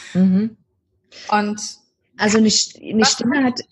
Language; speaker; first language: German; native; German